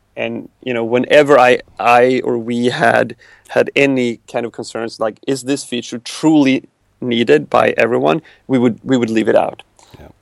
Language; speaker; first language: English; non-native, fluent; Swedish